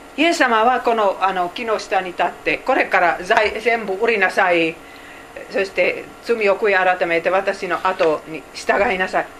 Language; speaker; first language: Japanese; non-native, fluent; Finnish